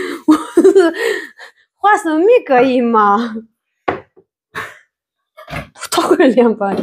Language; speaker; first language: Chinese; non-native, fluent; Indonesian